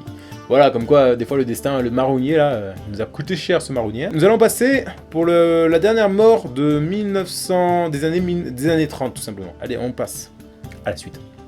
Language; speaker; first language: French; native; French